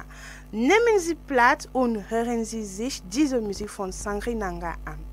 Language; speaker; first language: German; non-native, fluent; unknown